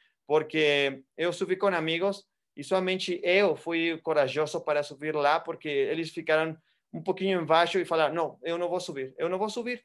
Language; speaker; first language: Portuguese; non-native, fluent; Spanish